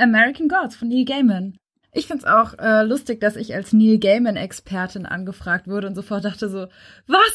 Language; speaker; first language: German; native; German